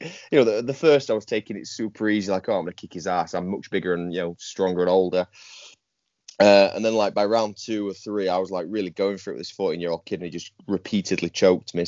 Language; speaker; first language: English; native; English